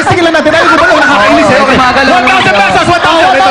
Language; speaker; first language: Filipino; native; Filipino